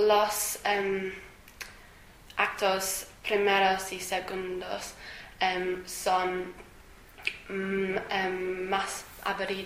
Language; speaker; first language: Spanish; non-native, learner; English